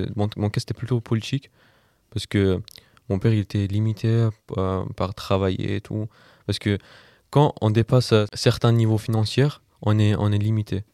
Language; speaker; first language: French; non-native, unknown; Persian